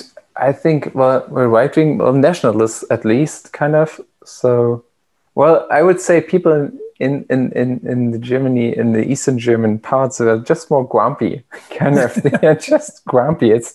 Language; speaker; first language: English; non-native, fluent; German